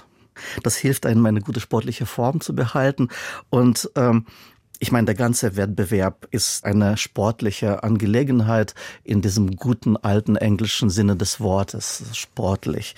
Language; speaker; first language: German; non-native, fluent; Russian